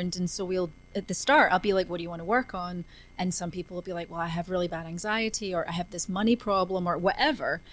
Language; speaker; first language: English; native; English